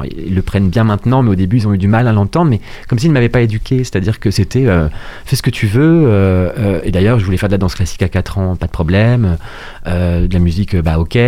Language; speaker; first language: French; native; French